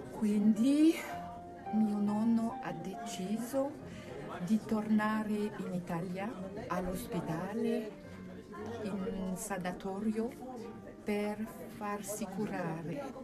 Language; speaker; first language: Italian; non-native, learner; French